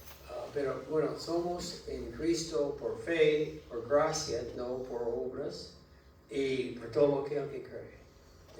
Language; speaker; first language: Spanish; non-native, learner; English